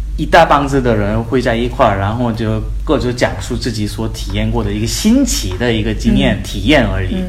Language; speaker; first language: Chinese; non-native, fluent; Korean